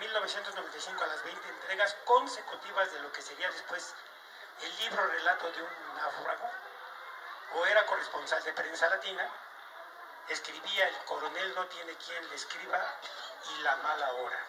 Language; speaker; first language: Spanish; native; Spanish